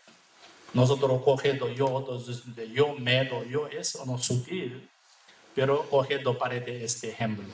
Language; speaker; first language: Spanish; non-native, learner; Tibetan